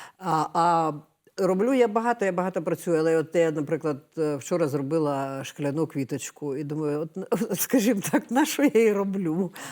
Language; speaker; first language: Ukrainian; native; Ukrainian